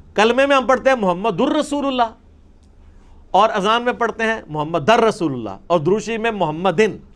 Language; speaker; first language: Urdu; non-native, local second language; Punjabi